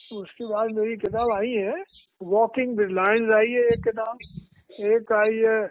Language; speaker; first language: Hindi; native; Hindi